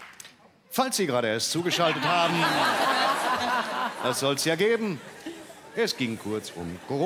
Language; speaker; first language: German; native; German